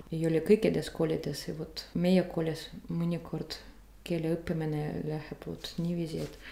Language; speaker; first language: Estonian; non-native, learner; Russian